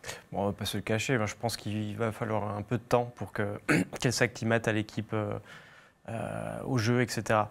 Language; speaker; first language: French; native; French